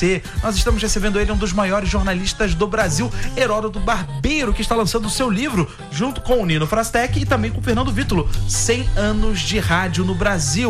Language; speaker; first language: Portuguese; native; Portuguese